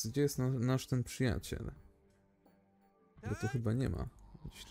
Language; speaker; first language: Polish; native; Polish